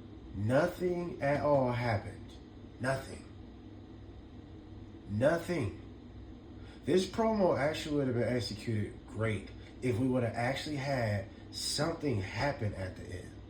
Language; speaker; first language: English; native; English